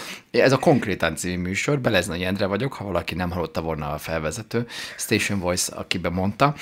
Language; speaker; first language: Hungarian; native; Hungarian